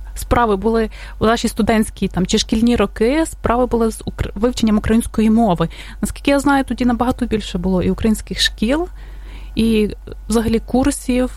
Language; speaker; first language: Ukrainian; native; Ukrainian